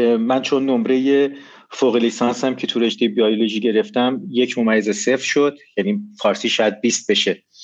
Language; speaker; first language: Persian; native; Persian